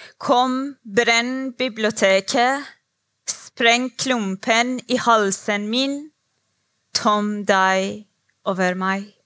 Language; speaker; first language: Norwegian; non-native, learner; Persian